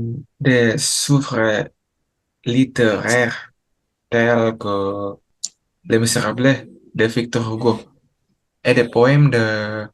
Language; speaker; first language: French; non-native, learner; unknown